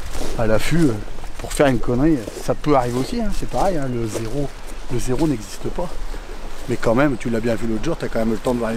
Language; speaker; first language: French; native; French